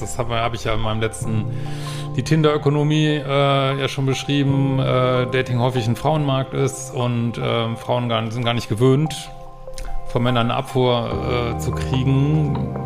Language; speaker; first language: German; native; German